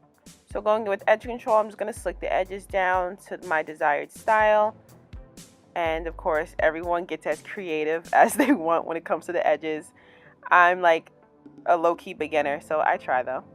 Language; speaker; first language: English; native; English